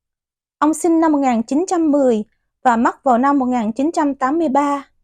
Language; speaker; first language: Vietnamese; native; Vietnamese